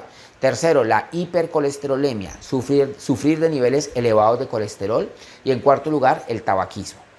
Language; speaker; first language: Spanish; native; Spanish